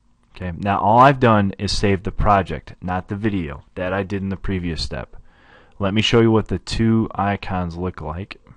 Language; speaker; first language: English; native; English